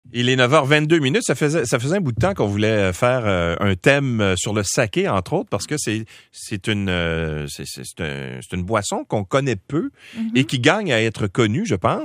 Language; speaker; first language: French; native; French